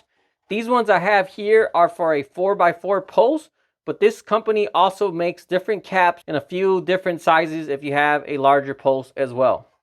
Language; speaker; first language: English; native; English